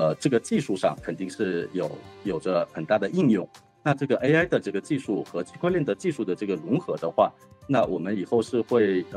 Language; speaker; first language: Chinese; non-native, fluent; Korean